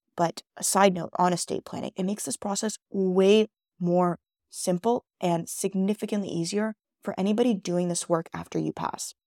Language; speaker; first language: English; native; English